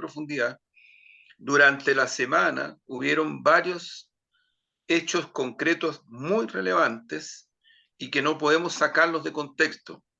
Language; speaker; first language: Spanish; native; Spanish